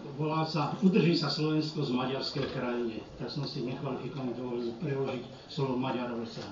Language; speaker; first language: Slovak; early bilingual, heritage; Slovak